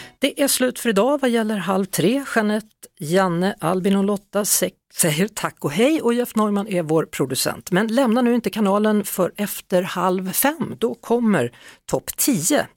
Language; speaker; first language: Swedish; native; Swedish